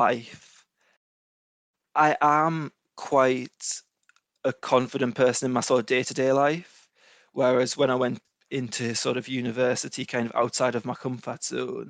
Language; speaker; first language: English; native; English